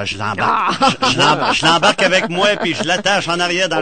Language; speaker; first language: French; native; French